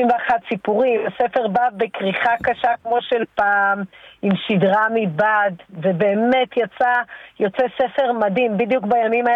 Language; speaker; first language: Hebrew; native; Hebrew